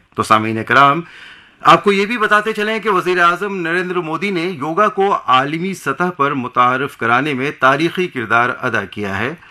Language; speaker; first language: Urdu; native; Urdu